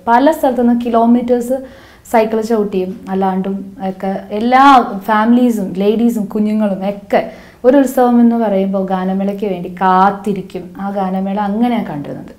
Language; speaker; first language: Malayalam; non-native, local second language; Hindi